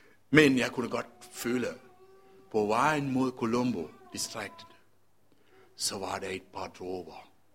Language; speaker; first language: Danish; non-native, fluent; Sinhala